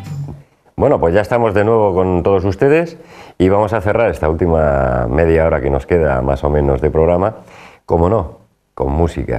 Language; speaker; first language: Spanish; native; Spanish